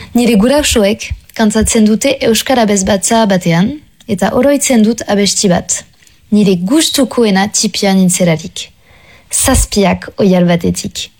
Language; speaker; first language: Basque; non-native, local second language; French